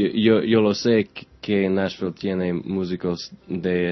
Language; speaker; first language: Spanish; non-native, learner; English